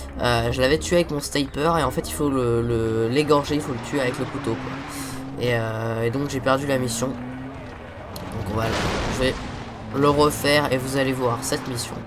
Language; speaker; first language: French; native; French